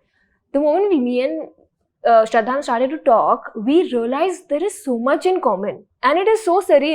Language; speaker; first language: English; non-native, local second language; Hindi